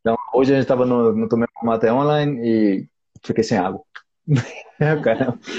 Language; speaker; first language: Portuguese; native; Portuguese